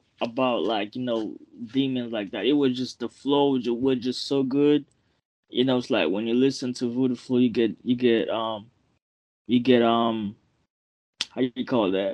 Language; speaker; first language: English; non-native, fluent; French